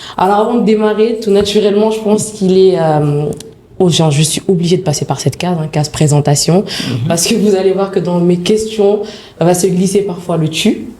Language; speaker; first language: French; early bilingual, other home language; Wolof